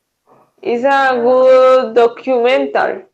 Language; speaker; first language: English; non-native, learner; Spanish